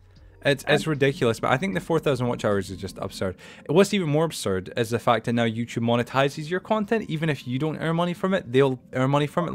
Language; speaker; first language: English; native; English